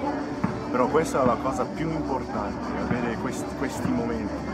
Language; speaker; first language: Italian; early bilingual, other home language; English